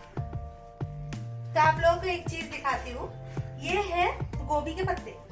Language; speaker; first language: Hindi; non-native, local second language; Bangla